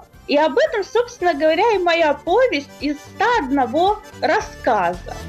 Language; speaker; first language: Russian; native; Russian